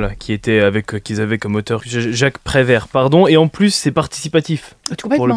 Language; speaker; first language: French; native; French